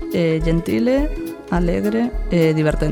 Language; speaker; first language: Italian; non-native, learner; Spanish